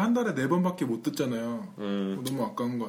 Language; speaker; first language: Korean; native; Korean